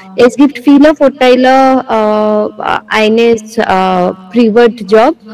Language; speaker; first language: German; non-native, learner; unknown